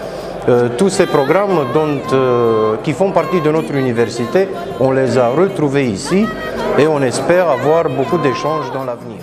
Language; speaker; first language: French; non-native, fluent; Romanian